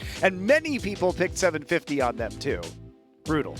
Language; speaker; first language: English; native; English